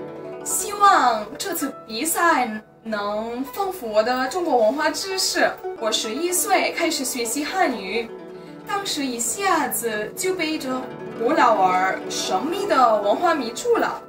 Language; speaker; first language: Chinese; non-native, fluent; Romanian